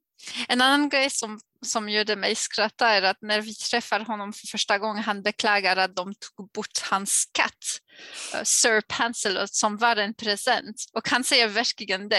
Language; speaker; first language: Swedish; non-native, fluent; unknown